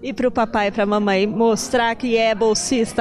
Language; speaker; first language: Portuguese; native; Portuguese